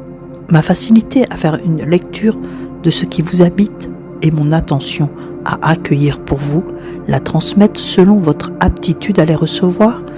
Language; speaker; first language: French; native; French